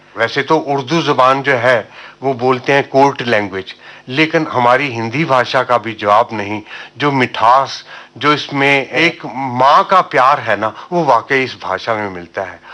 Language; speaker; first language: Urdu; non-native, local second language; Punjabi